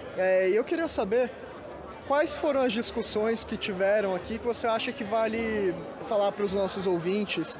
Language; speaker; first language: Portuguese; native; Portuguese